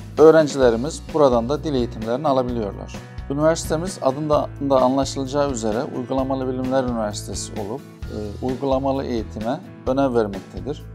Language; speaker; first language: Turkish; native; Turkish